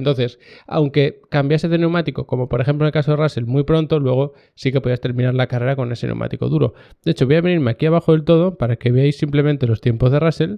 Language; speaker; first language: Spanish; native; Spanish